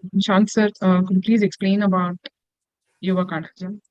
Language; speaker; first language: English; non-native, local second language; Kannada